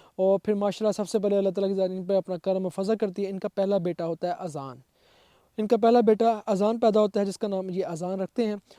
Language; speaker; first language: Urdu; non-native, local second language; Punjabi